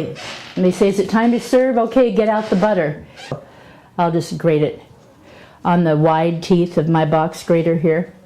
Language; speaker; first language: English; native; English